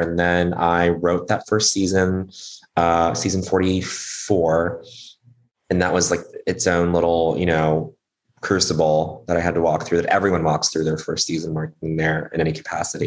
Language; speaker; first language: English; native; English